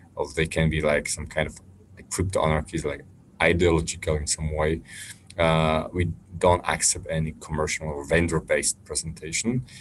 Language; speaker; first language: English; non-native, fluent; Slovak